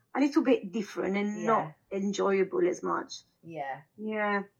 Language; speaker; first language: English; non-native, fluent; Italian